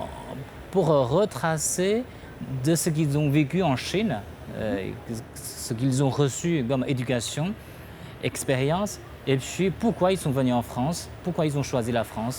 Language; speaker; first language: French; non-native, fluent; Chinese